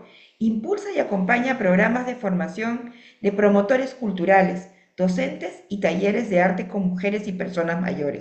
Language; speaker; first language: Spanish; native; Spanish